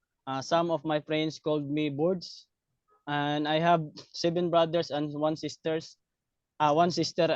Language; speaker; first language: English; non-native, learner; Cebuano